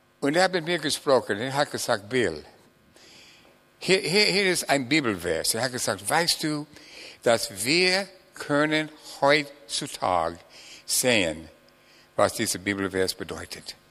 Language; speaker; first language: German; non-native, fluent; English